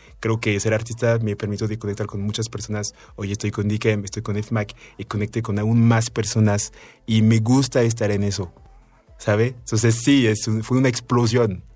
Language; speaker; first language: Spanish; non-native, fluent; French